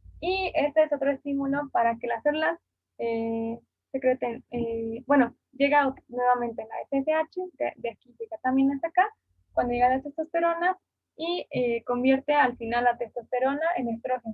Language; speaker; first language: Spanish; native; Spanish